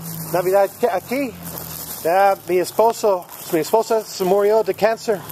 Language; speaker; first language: Spanish; non-native, learner; English